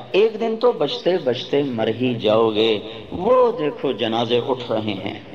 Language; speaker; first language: Urdu; non-native, local second language; Punjabi